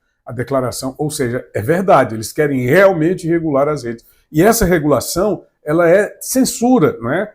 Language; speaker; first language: Portuguese; native; Portuguese